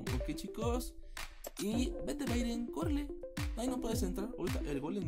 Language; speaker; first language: Spanish; native; Spanish